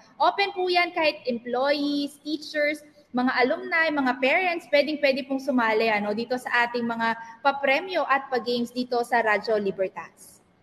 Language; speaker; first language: Filipino; non-native, local second language; Pampanga